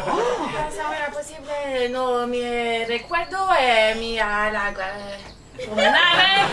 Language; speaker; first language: Spanish; non-native, learner; French